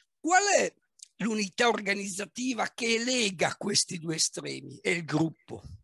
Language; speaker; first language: Italian; native; Italian